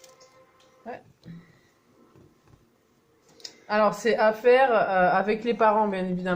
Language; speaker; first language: French; native; French